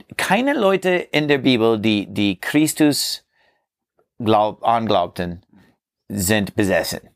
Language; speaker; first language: German; non-native, learner; English